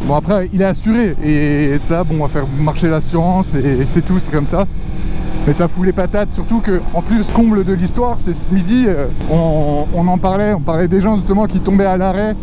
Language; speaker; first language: French; native; French